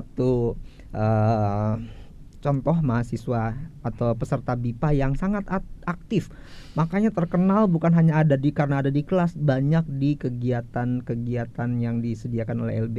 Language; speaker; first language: Indonesian; native; Indonesian